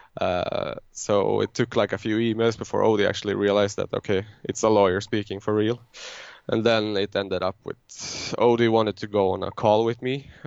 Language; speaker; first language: English; non-native, fluent; Swedish